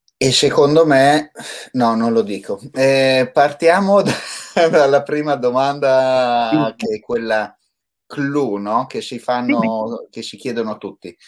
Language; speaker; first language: Italian; native; Italian